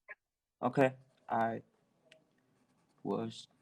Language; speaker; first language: English; non-native, learner; Vietnamese